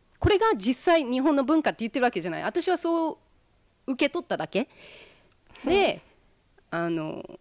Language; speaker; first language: Japanese; early bilingual, heritage; Japanese